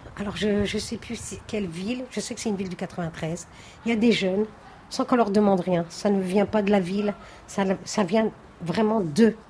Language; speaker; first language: French; native; French